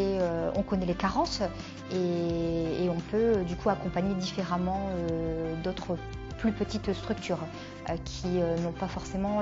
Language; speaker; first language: French; native; French